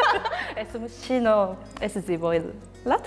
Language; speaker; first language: Latvian; non-native, learner; Japanese